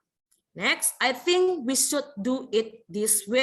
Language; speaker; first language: English; non-native, fluent; Indonesian